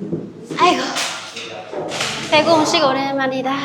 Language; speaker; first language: Korean; non-native, learner; Vietnamese